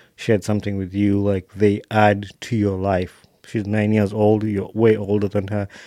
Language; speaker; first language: English; non-native, local second language; Ganda